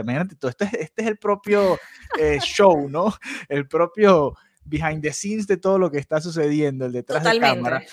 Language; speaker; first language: Spanish; native; Spanish